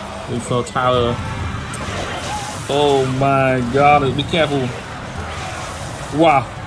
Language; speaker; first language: English; non-native, learner; Vietnamese